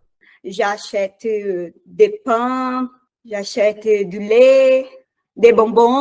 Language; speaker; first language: French; non-native, learner; Portuguese